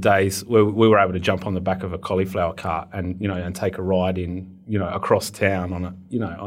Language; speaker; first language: English; native; English